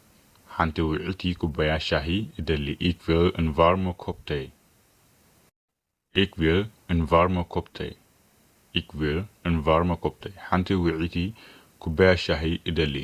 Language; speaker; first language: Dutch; non-native, fluent; Tigrinya